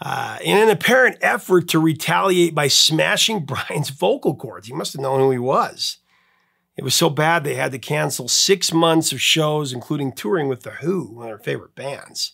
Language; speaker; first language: English; native; English